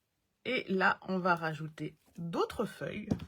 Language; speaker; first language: French; native; French